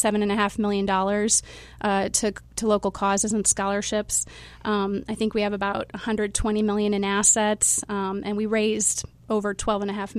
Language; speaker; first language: English; native; English